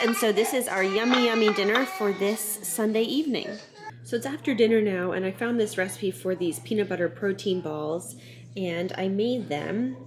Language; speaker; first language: English; native; English